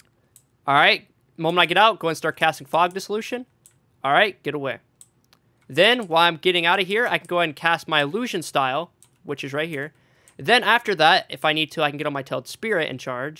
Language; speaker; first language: English; native; English